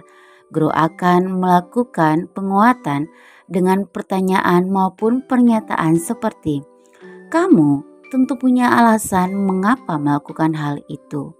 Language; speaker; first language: Indonesian; native; Indonesian